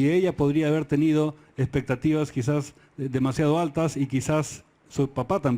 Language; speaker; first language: Spanish; native; Spanish